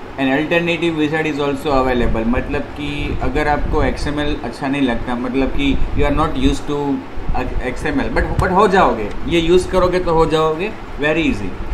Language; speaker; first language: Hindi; non-native, local second language; Gujarati